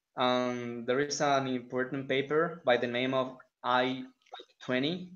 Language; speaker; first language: English; non-native, fluent; Spanish